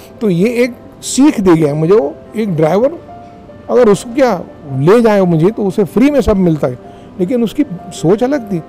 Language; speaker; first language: Hindi; non-native, local second language; Marathi